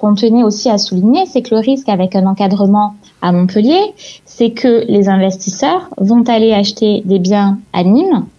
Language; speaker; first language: French; native; French